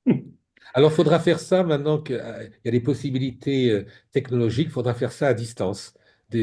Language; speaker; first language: French; native; French